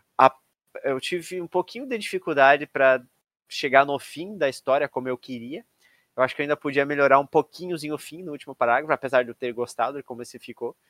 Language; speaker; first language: Portuguese; native; Portuguese